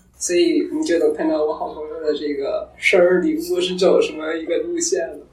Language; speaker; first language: Chinese; native; Chinese